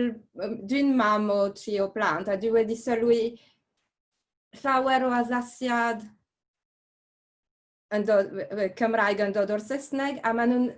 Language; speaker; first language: Welsh; non-native, fluent; French